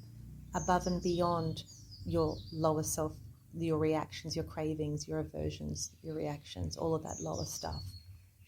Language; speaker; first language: English; native; English